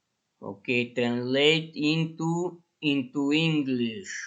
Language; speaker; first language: English; non-native, fluent; Spanish